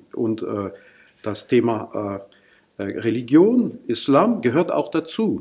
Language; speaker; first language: German; non-native, fluent; French